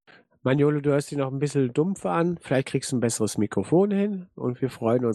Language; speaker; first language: German; native; German